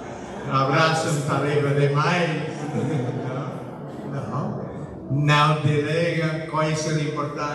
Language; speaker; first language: Portuguese; non-native, learner; English